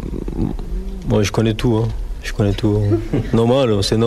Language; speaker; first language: French; non-native, learner; Japanese